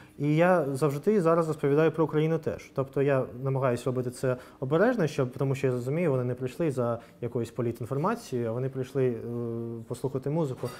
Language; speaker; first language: Ukrainian; non-native, local second language; Russian